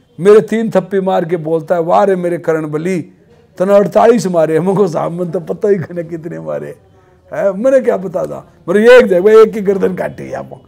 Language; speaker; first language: Hindi; native; Hindi